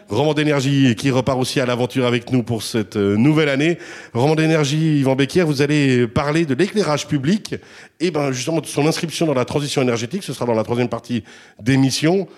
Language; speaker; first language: French; native; French